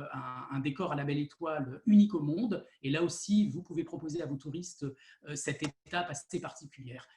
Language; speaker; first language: French; native; French